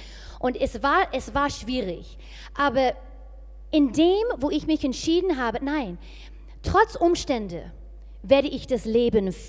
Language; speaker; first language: German; non-native, fluent; English